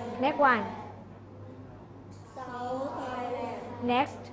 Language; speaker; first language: English; non-native, local second language; Thai